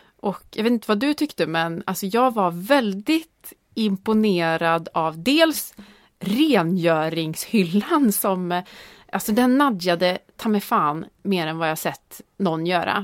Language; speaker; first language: Swedish; native; Swedish